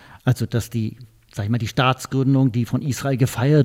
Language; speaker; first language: German; native; German